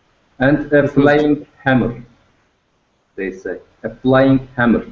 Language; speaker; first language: English; non-native, learner; Turkish